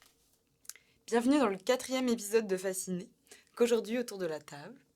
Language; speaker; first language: French; native; French